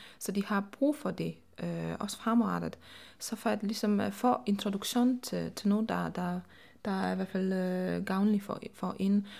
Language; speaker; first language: Danish; non-native, fluent; Polish